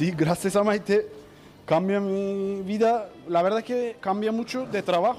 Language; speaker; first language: Spanish; non-native, learner; Turkish